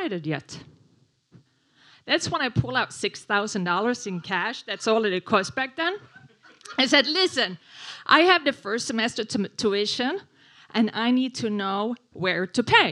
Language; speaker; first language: English; non-native, fluent; Swedish